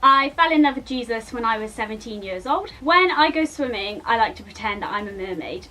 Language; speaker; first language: English; native; English